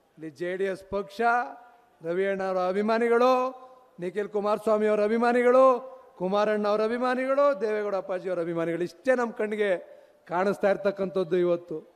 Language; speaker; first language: Kannada; native; Kannada